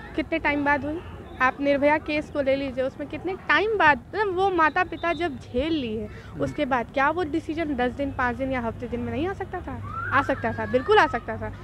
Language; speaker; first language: Hindi; native; Hindi